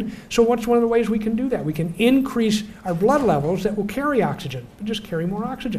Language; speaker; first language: English; native; English